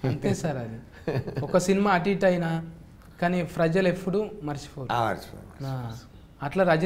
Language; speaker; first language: Telugu; native; Telugu